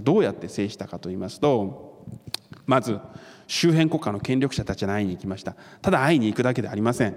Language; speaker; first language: Japanese; non-native, fluent; Korean